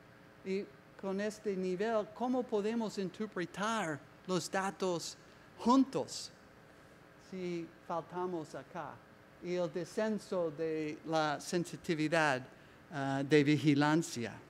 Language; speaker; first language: Spanish; non-native, learner; English